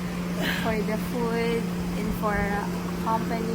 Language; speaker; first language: English; non-native, fluent; Filipino